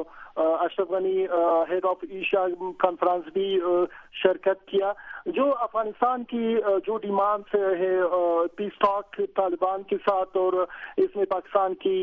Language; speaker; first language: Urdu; non-native, learner; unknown